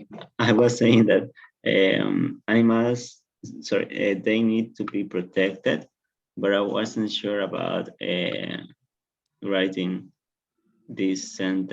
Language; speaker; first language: English; non-native, learner; Spanish